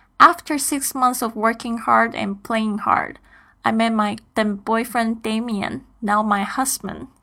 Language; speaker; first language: English; non-native, fluent; Chinese